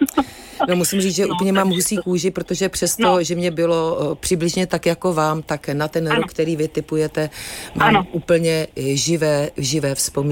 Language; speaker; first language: Czech; native; Czech